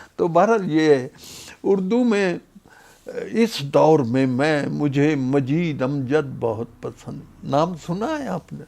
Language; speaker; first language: Urdu; non-native, local second language; Punjabi